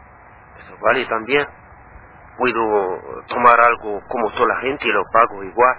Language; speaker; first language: Spanish; non-native, learner; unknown